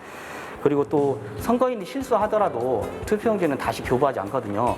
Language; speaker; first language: Korean; native; Korean